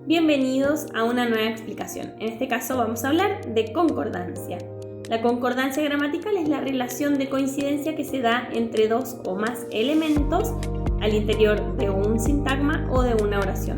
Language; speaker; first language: Spanish; native; Spanish